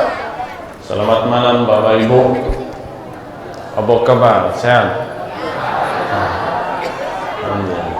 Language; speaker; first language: Indonesian; non-native, learner; Arabic